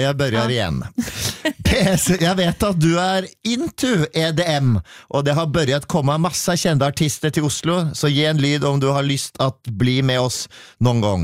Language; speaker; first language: Swedish; non-native, learner; Norwegian